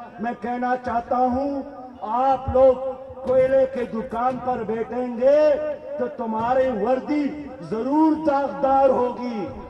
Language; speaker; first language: Urdu; non-native, local second language; Pashto